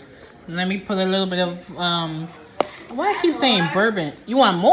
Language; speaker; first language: English; native; English